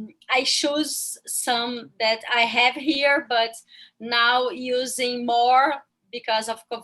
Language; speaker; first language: English; non-native, learner; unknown